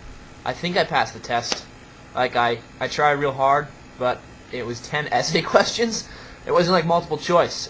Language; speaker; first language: English; native; English